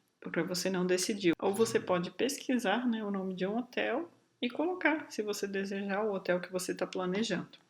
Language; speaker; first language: Portuguese; native; Portuguese